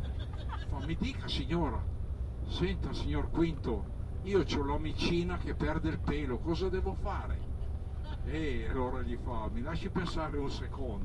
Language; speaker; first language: Italian; native; Italian